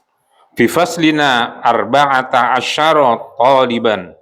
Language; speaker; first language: Arabic; non-native, learner; Indonesian